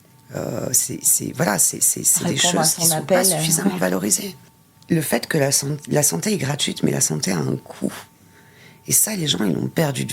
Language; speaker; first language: French; native; French